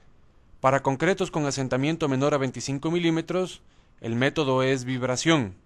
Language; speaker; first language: Spanish; native; Spanish